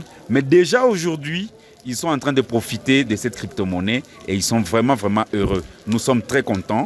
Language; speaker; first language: French; non-native, local second language; Swahili